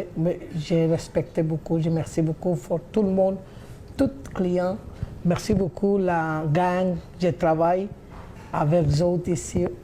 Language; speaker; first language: French; non-native, learner; Bangla